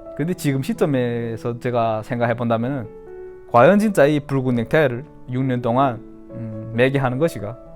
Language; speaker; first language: Korean; early bilingual, heritage; Korean